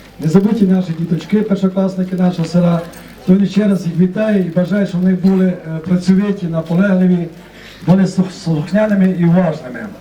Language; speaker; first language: Ukrainian; native; Ukrainian